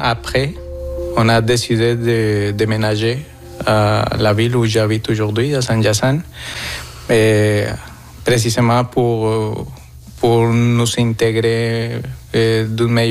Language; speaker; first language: French; non-native, fluent; Spanish